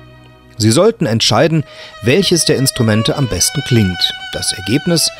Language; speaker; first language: German; native; German